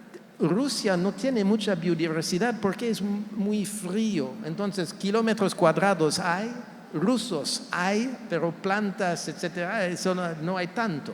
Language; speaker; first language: Spanish; non-native, fluent; French